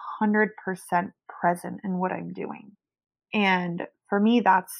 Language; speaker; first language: English; native; English